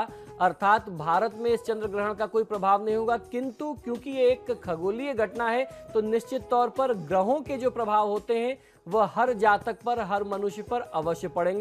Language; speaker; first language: Hindi; native; Hindi